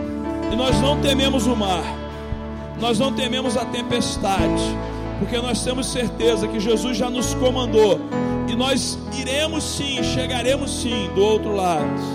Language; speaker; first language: Portuguese; native; Portuguese